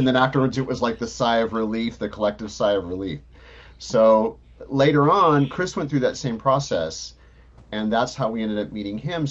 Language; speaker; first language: English; native; English